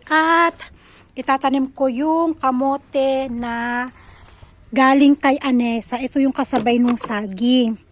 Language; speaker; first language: Filipino; native; Filipino